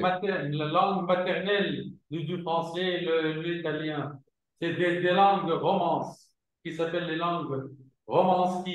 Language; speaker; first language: French; non-native, fluent; Arabic